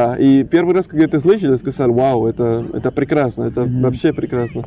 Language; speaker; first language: Russian; non-native, learner; Spanish